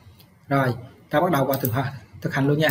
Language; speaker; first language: Vietnamese; native; Vietnamese